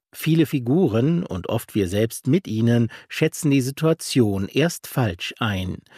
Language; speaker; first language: German; native; German